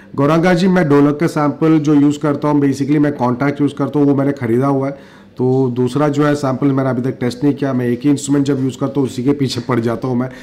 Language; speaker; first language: Hindi; native; Hindi